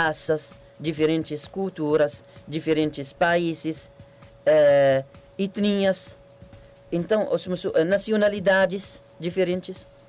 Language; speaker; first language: Portuguese; non-native, learner; Arabic